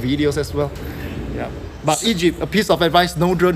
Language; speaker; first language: English; non-native, local second language; Chinese